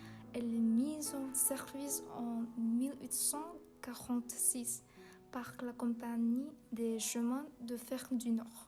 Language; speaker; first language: French; non-native, learner; Vietnamese